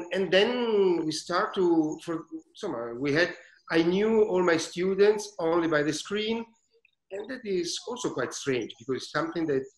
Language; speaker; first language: English; non-native, learner; Italian